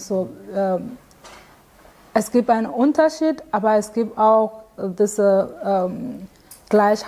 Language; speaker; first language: German; non-native, learner; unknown